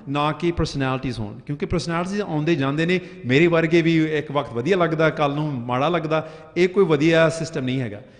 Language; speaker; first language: Punjabi; early bilingual, heritage; Punjabi